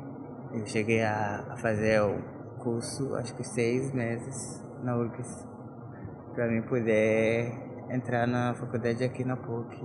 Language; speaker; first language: Portuguese; non-native, fluent; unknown